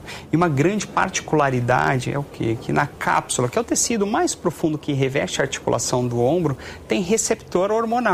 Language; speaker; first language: Portuguese; native; Portuguese